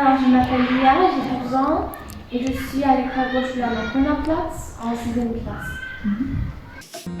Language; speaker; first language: French; early bilingual, heritage; French